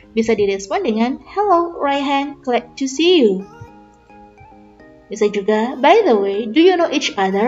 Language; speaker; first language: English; non-native, fluent; Indonesian